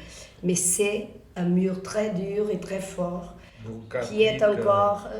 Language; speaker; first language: French; non-native, fluent; Portuguese